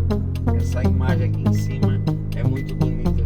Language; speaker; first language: Portuguese; native; Portuguese